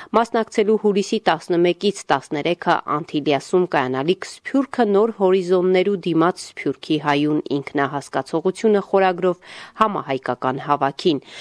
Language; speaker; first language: Armenian; native; Armenian